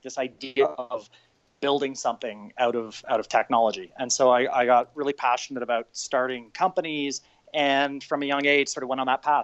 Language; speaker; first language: English; native; English